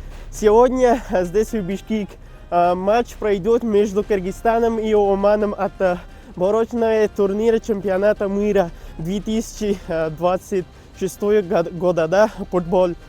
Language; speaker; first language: Russian; non-native, learner; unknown